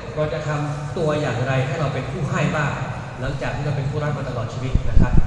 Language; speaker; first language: Thai; non-native, local second language; Malay